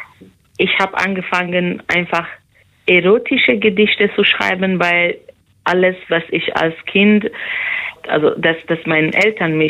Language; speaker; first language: German; non-native, fluent; Persian